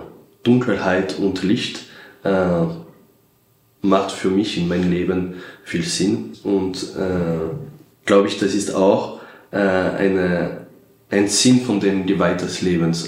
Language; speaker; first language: German; non-native, fluent; French